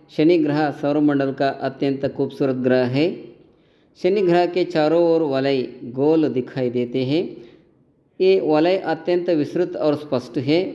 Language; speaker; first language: Hindi; non-native, local second language; Kannada